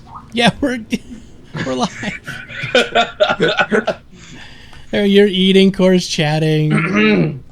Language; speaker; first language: English; native; English